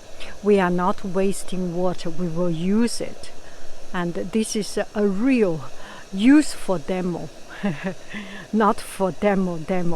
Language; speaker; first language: English; non-native, fluent; Chinese